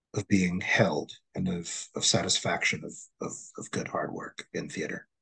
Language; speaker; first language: English; non-native, local second language; Filipino